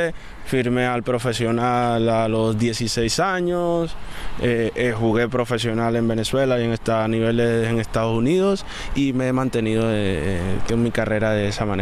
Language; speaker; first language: Spanish; native; Spanish